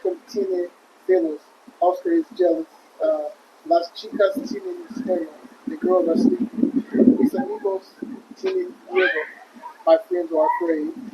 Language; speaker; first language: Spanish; non-native, learner; English